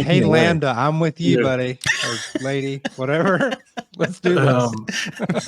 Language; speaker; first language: English; native; English